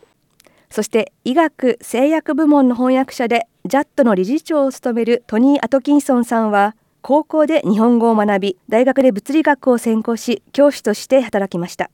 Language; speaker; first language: Japanese; native; Japanese